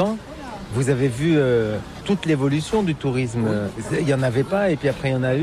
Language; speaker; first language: French; native; French